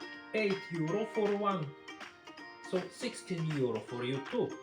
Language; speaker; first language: English; non-native, learner; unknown